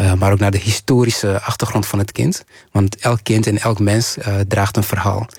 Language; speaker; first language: Dutch; early bilingual, other home language; Kinyarwanda